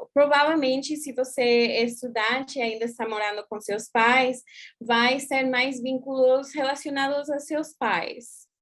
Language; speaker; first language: Portuguese; non-native, fluent; English